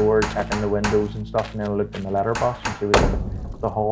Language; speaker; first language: English; native; English